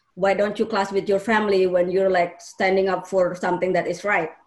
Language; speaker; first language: English; non-native, fluent; Indonesian